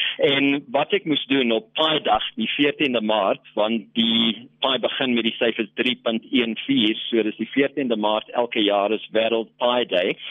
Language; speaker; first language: Afrikaans; non-native, local second language; English